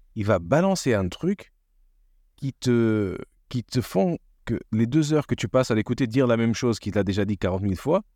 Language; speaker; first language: French; non-native, fluent; Portuguese